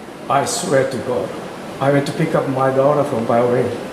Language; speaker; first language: English; non-native, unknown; Japanese